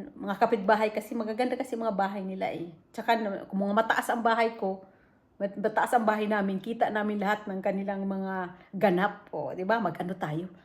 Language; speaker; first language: Filipino; native; Filipino